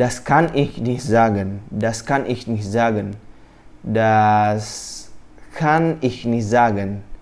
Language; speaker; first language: German; non-native, learner; Indonesian